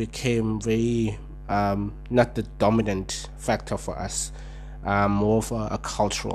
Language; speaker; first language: English; non-native, local second language; Xhosa